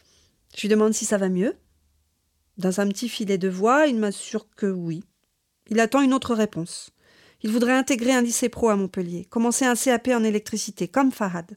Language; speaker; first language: French; native; French